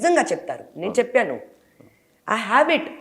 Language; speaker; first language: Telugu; non-native, local second language; Hindi